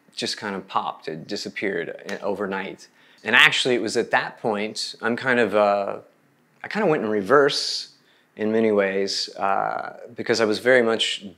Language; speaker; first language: English; native; English